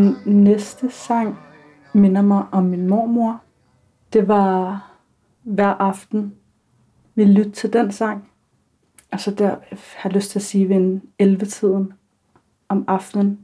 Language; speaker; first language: Danish; early bilingual, other home language; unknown